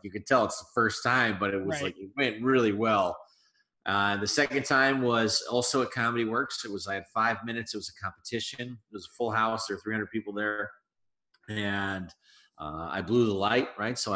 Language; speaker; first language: English; native; English